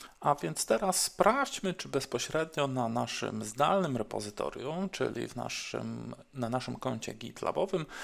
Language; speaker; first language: Polish; native; Polish